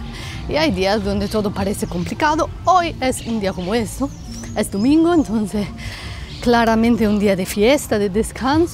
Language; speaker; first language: Spanish; non-native, fluent; German